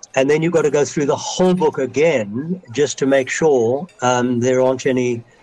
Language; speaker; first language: English; native; English